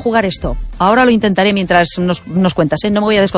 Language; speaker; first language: Spanish; native; Spanish